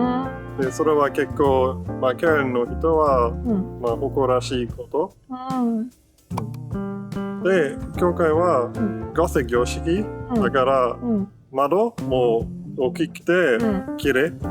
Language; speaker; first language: Japanese; non-native, fluent; German